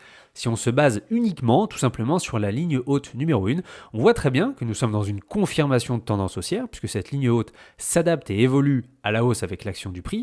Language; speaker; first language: French; native; French